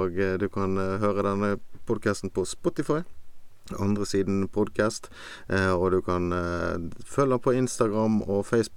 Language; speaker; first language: Norwegian; native; Norwegian